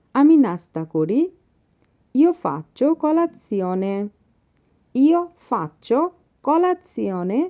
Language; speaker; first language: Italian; non-native, learner; Bangla